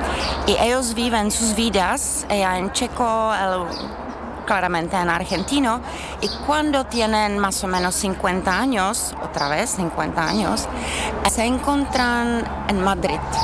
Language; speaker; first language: Spanish; non-native, learner; Czech